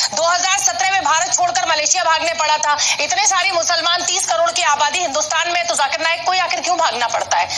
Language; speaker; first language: Hindi; native; Hindi